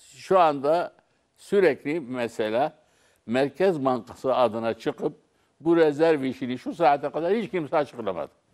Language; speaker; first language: Turkish; non-native, local second language; Arabic